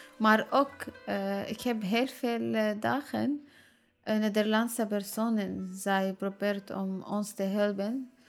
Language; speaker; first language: Dutch; non-native, learner; Arabic